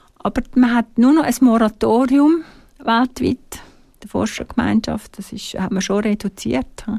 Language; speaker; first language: German; native; German